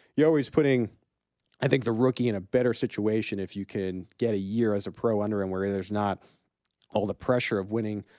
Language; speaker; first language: English; native; English